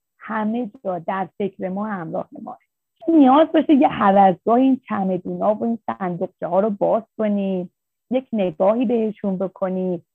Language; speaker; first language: Persian; native; Persian